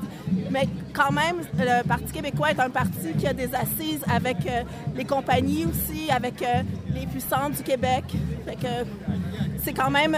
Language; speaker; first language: French; native; French